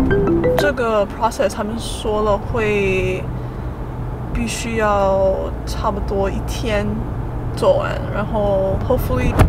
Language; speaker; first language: Chinese; early bilingual, heritage; Chinese